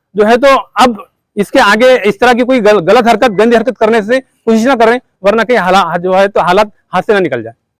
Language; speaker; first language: Hindi; non-native, local second language; Urdu